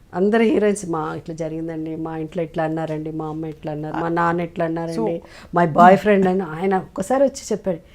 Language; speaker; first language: Telugu; native; Telugu